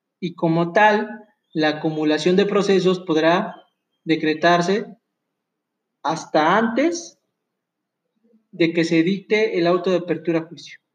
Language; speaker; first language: Spanish; native; Spanish